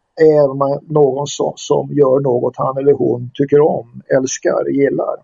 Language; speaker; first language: Swedish; native; Swedish